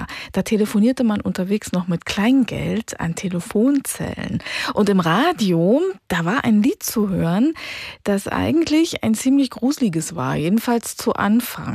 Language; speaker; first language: German; native; German